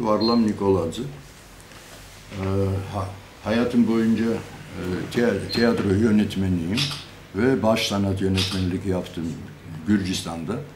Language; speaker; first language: Turkish; non-native, fluent; Georgian